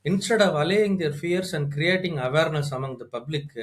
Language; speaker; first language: English; non-native, local second language; Tamil